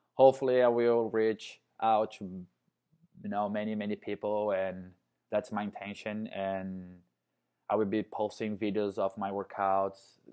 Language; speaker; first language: English; non-native, fluent; Portuguese